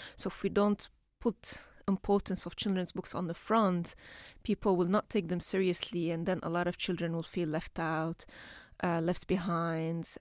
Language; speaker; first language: English; non-native, fluent; Arabic